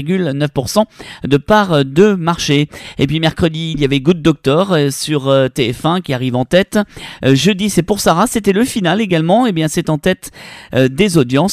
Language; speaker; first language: French; native; French